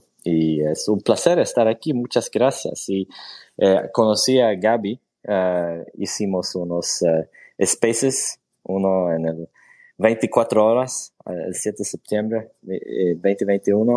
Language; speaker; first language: Spanish; non-native, fluent; Swedish